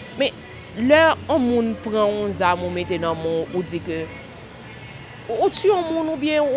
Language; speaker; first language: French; non-native, local second language; Haitian Creole